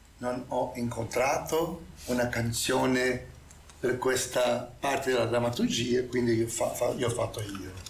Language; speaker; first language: Italian; non-native, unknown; Portuguese